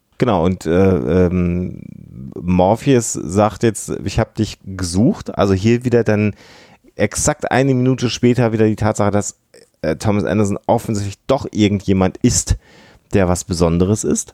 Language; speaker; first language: German; native; German